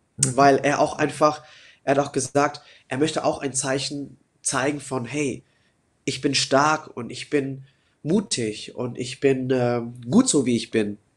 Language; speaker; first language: German; native; German